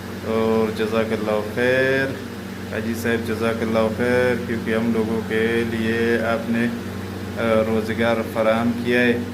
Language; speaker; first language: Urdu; non-native, local second language; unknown